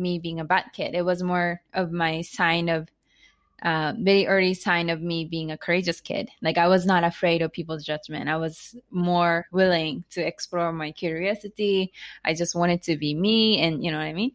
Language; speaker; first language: English; non-native, fluent; Japanese